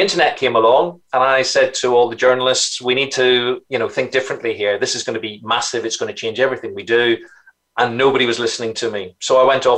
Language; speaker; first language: English; native; English